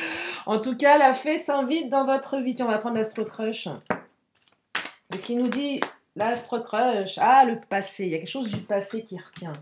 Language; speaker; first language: French; native; French